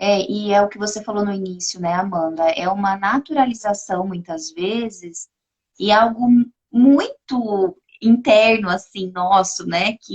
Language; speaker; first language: Portuguese; native; Portuguese